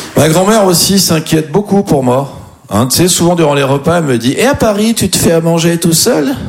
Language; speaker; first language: French; native; French